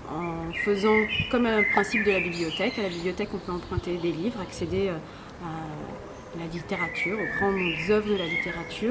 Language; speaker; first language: French; native; French